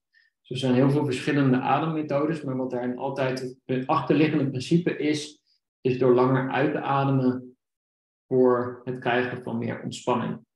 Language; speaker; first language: Dutch; native; Dutch